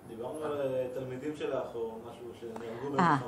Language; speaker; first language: Hebrew; native; Hebrew